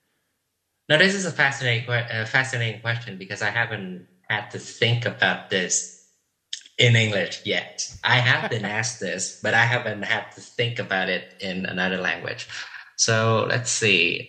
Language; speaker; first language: English; non-native, fluent; Vietnamese